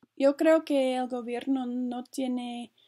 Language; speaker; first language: Spanish; non-native, fluent; English